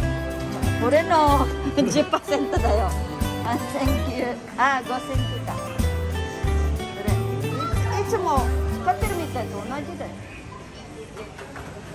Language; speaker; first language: Japanese; non-native, fluent; Filipino